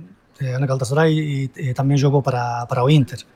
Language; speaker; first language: Portuguese; non-native, fluent; Turkish